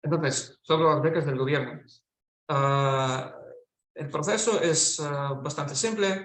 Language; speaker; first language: Spanish; non-native, fluent; Russian